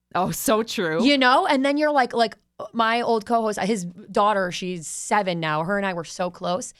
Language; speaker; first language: English; native; English